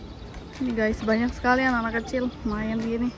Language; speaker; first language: Indonesian; native; Indonesian